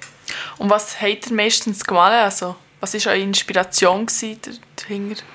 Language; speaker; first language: German; native; German